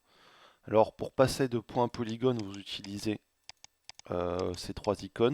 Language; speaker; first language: French; native; French